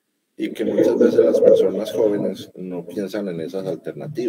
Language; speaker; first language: Spanish; native; Spanish